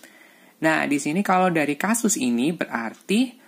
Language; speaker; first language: Indonesian; native; Indonesian